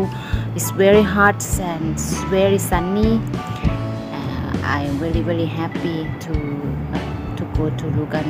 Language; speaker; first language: English; non-native, learner; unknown